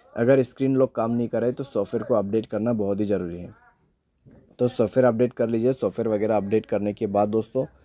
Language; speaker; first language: Hindi; native; Hindi